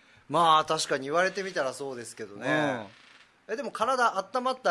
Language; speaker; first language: Japanese; native; Japanese